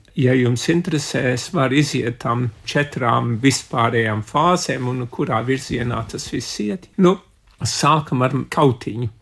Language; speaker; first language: Latvian; early bilingual, heritage; Latvian